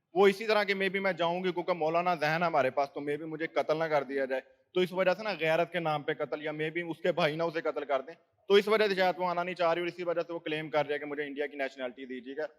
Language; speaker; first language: Urdu; native; Urdu